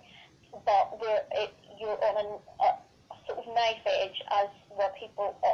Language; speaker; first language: English; native; English